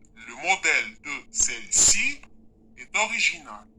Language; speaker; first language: French; non-native, local second language; Arabic